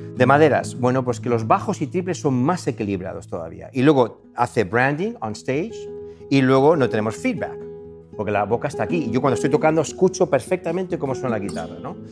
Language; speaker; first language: Spanish; early bilingual, heritage; Spanish